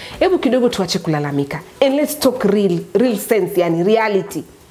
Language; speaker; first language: English; non-native, local second language; Swahili